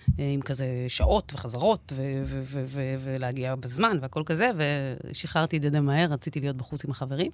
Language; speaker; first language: Hebrew; native; Hebrew